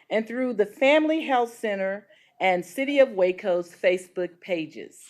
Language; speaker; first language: English; native; English